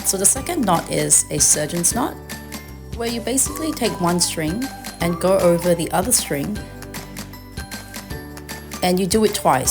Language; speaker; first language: English; native; English